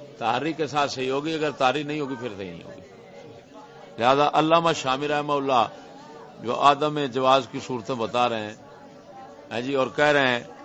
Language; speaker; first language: Urdu; non-native, local second language; Punjabi